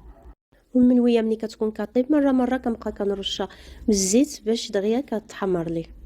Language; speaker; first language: Arabic; native; Arabic